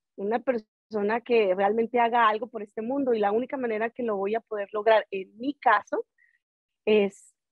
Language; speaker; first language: Spanish; native; Spanish